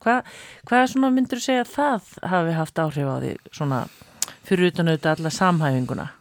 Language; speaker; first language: Icelandic; native; Icelandic